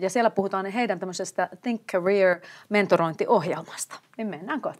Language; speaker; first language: Finnish; native; Finnish